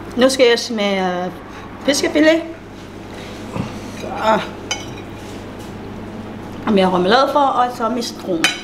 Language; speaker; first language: Danish; non-native, learner; Filipino